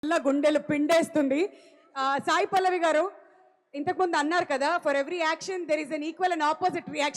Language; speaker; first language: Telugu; native; Telugu